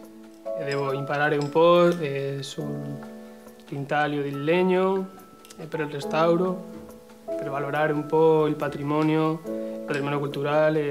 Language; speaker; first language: Italian; non-native, learner; Spanish